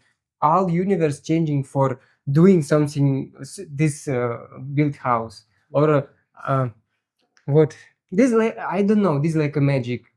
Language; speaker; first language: English; non-native, learner; Russian